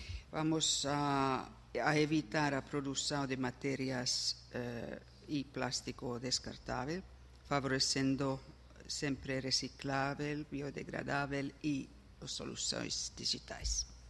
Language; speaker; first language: Portuguese; non-native, learner; Finnish